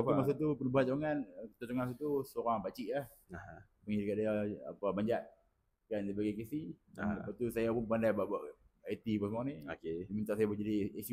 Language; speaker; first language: Malay; native; Malay